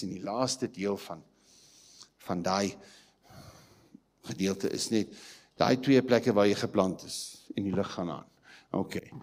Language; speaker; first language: Afrikaans; native; Afrikaans